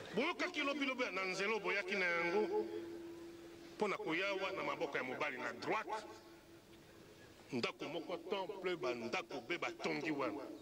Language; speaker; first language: Lingala; non-native, local second language; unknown